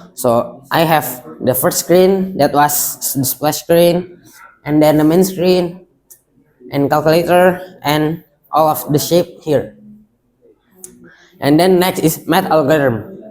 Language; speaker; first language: English; non-native, local second language; Indonesian